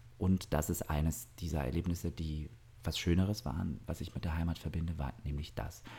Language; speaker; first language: German; early bilingual, other home language; Russian